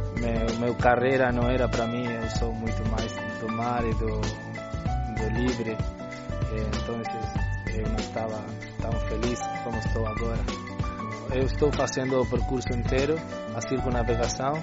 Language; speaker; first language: Portuguese; non-native, learner; Spanish